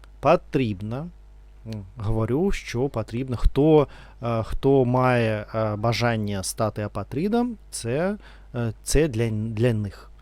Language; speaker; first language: Ukrainian; non-native, learner; Russian